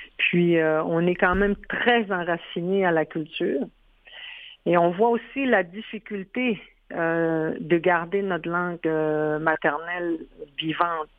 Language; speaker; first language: French; non-native, local second language; Innu-aimun